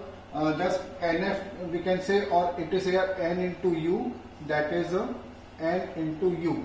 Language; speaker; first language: English; non-native, local second language; Hindi